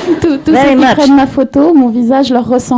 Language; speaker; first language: French; native; French